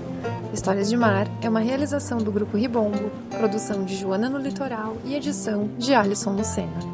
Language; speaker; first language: Portuguese; native; Portuguese